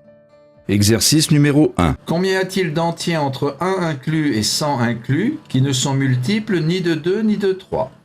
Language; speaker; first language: French; native; French